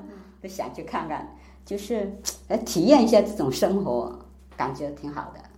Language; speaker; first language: Chinese; native; Chinese